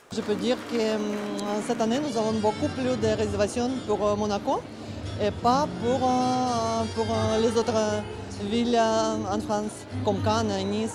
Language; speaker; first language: French; non-native, learner; Russian